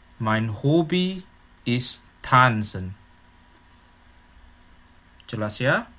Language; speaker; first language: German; non-native, fluent; Indonesian